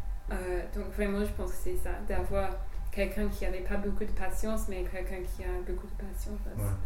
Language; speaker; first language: French; non-native, fluent; English